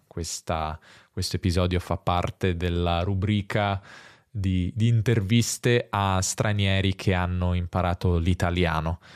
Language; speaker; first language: Italian; native; Italian